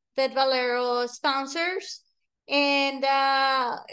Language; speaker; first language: English; non-native, fluent; Spanish